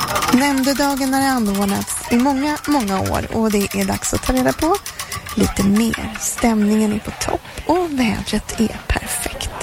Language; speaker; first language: Swedish; native; Swedish